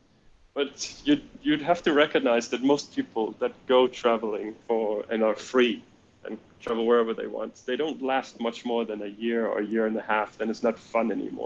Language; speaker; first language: English; non-native, fluent; Danish